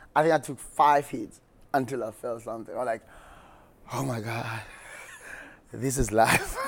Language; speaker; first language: English; non-native, local second language; Xhosa